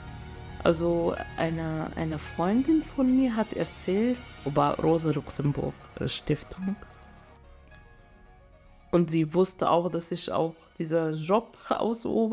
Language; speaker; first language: German; non-native, fluent; Arabic